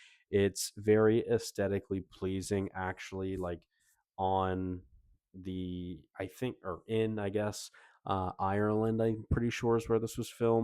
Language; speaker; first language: English; native; English